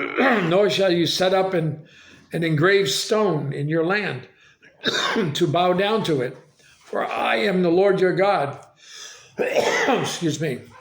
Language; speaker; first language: English; native; English